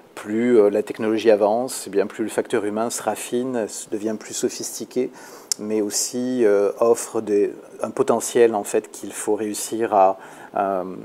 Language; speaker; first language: French; native; French